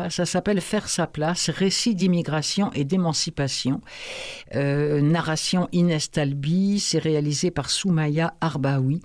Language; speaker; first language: French; native; French